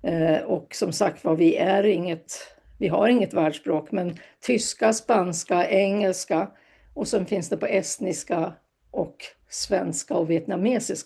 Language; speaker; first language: Swedish; native; Swedish